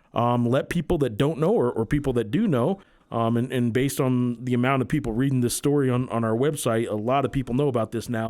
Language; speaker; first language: English; native; English